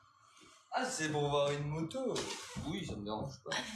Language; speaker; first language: French; native; French